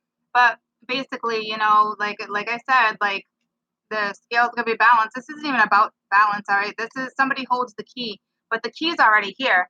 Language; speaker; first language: English; native; English